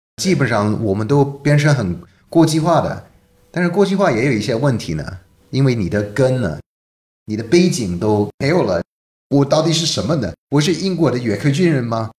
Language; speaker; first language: Chinese; non-native, fluent; English